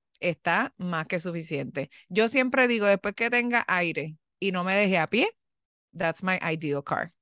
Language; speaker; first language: Spanish; early bilingual, heritage; Spanish